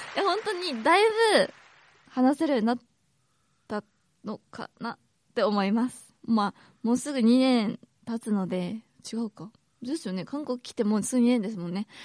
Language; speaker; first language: Japanese; native; Japanese